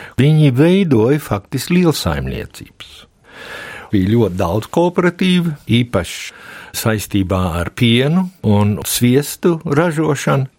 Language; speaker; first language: Latvian; early bilingual, heritage; Latvian